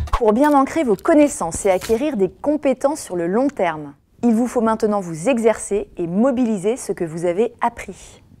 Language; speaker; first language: French; native; French